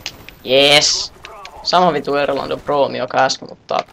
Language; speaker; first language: Finnish; native; Finnish